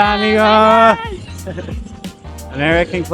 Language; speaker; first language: Spanish; non-native, learner; English